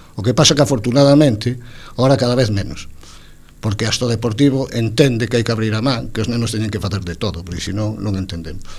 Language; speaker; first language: Galician; non-native, local second language; Spanish